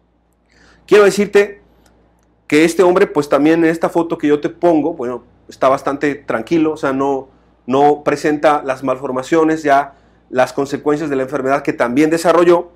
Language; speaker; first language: Spanish; native; Spanish